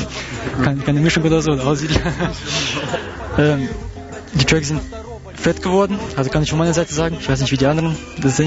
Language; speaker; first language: German; early bilingual, other home language; Russian